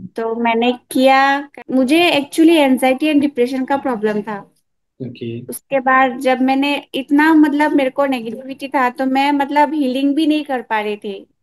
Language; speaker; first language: Hindi; non-native, local second language; Assamese